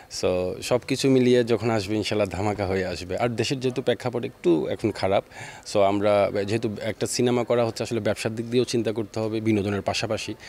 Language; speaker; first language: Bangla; native; Bangla